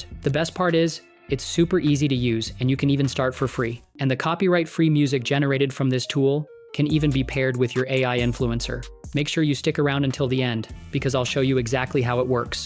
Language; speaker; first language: English; native; English